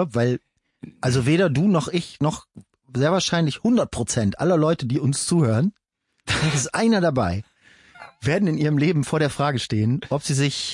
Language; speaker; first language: German; native; German